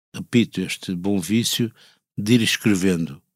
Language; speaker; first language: Portuguese; native; Portuguese